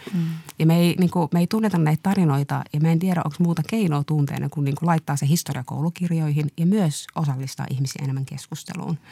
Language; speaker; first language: Finnish; early bilingual, other home language; Somali